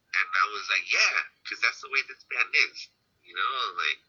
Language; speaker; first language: English; early bilingual, other home language; Spanish